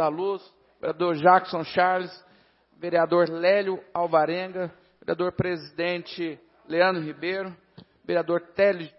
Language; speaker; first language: Portuguese; native; Portuguese